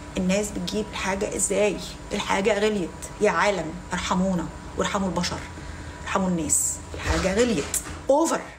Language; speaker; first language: Arabic; native; Arabic